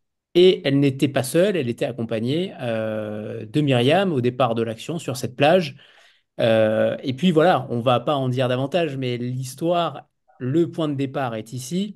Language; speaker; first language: French; native; French